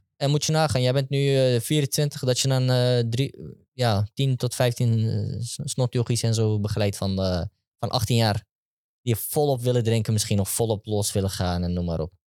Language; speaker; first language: Dutch; early bilingual, other home language; Turkish